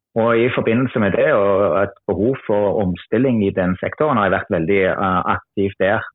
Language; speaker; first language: Norwegian; non-native, fluent; German